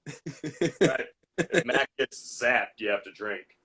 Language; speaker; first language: English; native; English